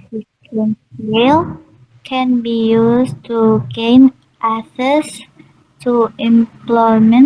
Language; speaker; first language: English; non-native, learner; Indonesian